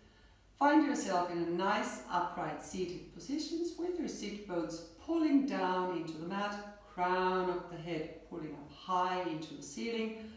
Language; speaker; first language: English; non-native, fluent; German